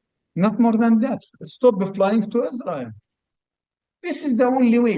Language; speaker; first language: English; non-native, fluent; Arabic